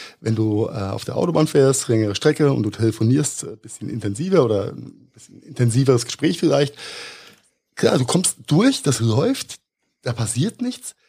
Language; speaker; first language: German; native; German